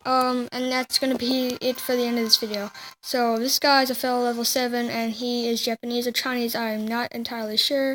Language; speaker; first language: English; native; English